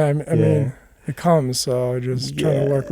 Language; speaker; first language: English; native; English